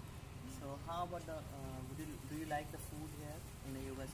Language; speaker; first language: English; non-native, local second language; Hindi